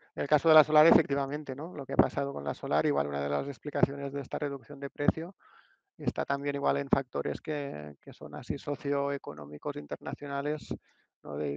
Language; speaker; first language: Spanish; non-native, local second language; Catalan